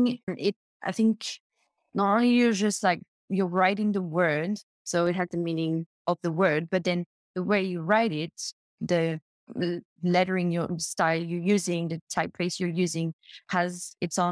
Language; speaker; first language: English; non-native, fluent; French